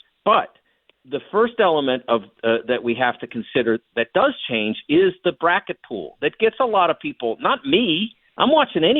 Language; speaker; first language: English; native; English